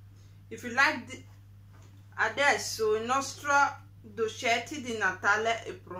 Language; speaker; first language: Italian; non-native, learner; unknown